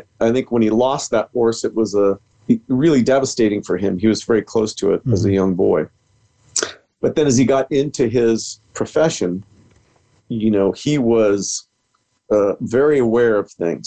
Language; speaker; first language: English; native; English